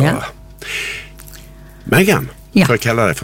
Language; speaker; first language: Swedish; native; Swedish